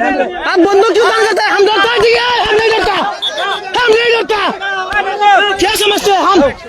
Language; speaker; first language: Hindi; non-native, learner; Bangla